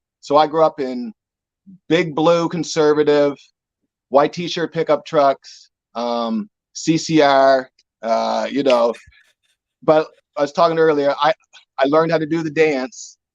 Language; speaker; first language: English; native; English